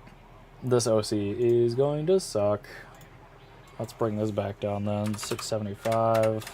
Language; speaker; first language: English; native; English